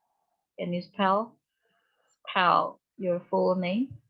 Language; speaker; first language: English; non-native, fluent; Indonesian